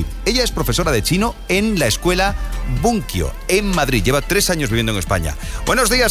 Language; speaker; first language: Spanish; native; Spanish